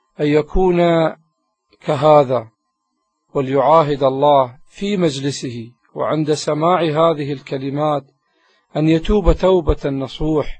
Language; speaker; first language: Arabic; native; Arabic